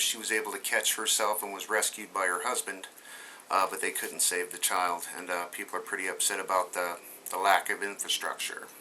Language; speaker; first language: English; native; English